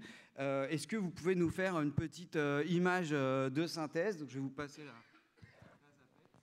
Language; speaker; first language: French; native; French